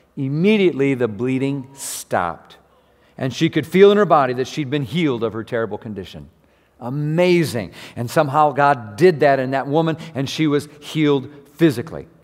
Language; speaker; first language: English; native; English